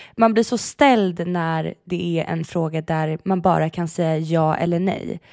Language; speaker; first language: Swedish; native; Swedish